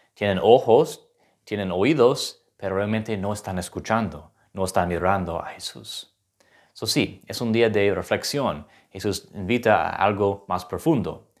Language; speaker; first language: Spanish; non-native, learner; English